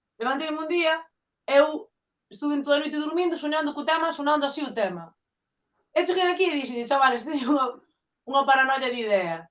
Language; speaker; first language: Galician; native; Galician